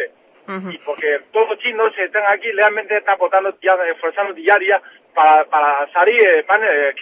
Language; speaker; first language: Spanish; non-native, learner; Chinese